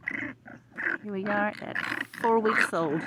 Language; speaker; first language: English; native; English